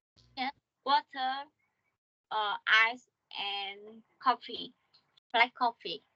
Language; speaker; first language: English; non-native, learner; Vietnamese